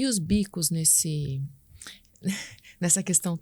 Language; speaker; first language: Portuguese; native; Portuguese